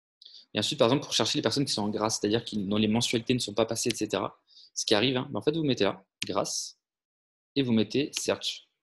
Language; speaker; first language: French; native; French